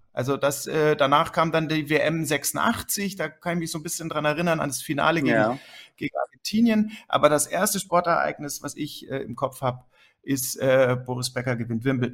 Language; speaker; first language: German; native; German